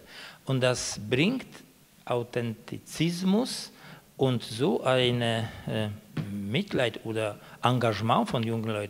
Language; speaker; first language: German; non-native, fluent; Polish